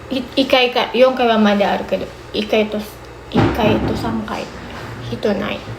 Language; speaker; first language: Japanese; non-native, learner; Indonesian